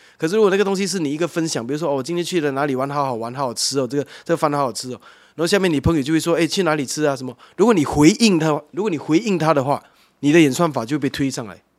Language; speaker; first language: Chinese; native; Chinese